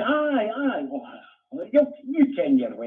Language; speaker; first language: English; native; English